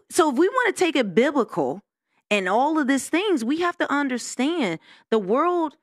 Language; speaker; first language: English; native; English